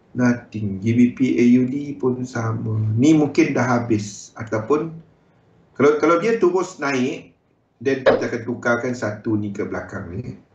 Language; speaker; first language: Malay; native; Malay